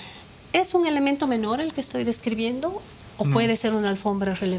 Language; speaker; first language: Spanish; native; Spanish